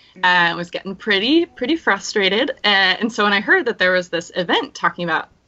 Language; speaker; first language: English; native; English